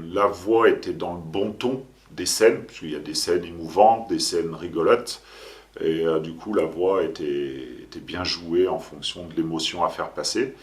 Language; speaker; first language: French; native; French